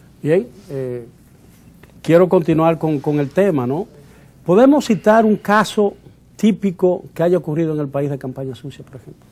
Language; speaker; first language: Spanish; native; Spanish